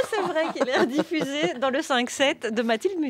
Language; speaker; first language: French; native; French